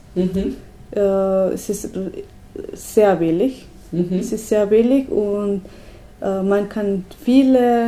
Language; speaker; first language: German; non-native, learner; Spanish